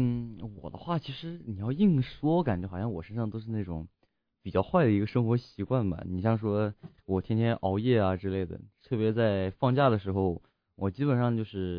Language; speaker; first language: Chinese; native; Chinese